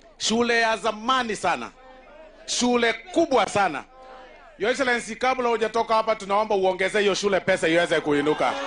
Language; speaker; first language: Swahili; non-native, local second language; Luo (Kenya and Tanzania)